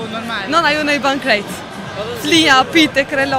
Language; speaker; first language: Albanian; early bilingual, heritage; Albanian